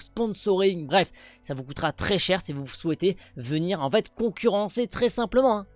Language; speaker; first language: French; native; French